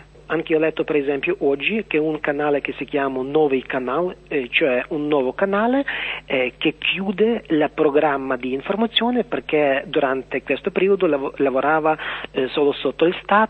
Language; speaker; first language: Italian; non-native, learner; Ukrainian